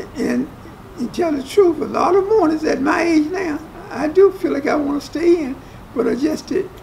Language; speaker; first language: English; native; English